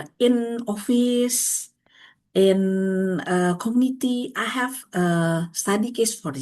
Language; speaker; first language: English; non-native, learner; Indonesian